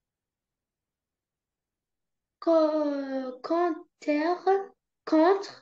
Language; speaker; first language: French; non-native, local second language; Arabic